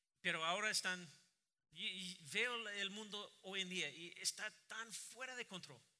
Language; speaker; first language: Spanish; non-native, fluent; English